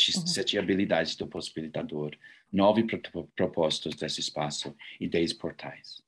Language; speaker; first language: Portuguese; non-native, learner; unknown